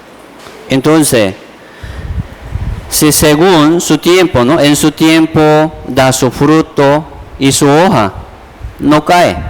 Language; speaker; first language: Spanish; non-native, fluent; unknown